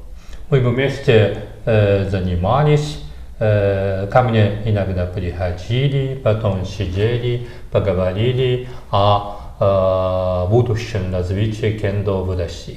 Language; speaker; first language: Russian; non-native, fluent; Japanese